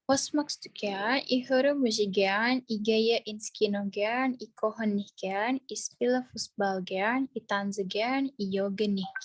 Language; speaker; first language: German; non-native, learner; Indonesian